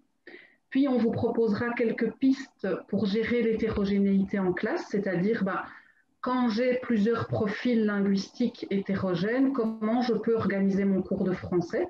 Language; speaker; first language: French; native; French